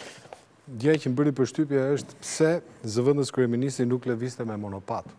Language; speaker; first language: Albanian; native; Albanian